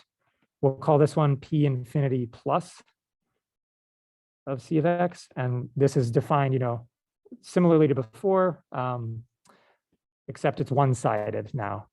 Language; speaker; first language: English; native; English